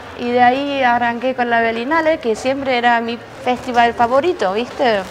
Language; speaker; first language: Spanish; non-native, fluent; German